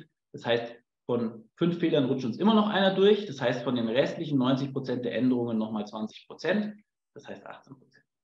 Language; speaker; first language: German; native; German